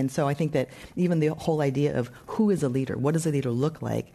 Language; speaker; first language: English; native; English